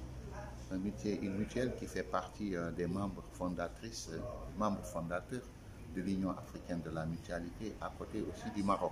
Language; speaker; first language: French; non-native, local second language; Wolof